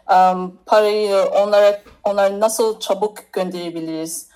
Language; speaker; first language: Turkish; early bilingual, other home language; English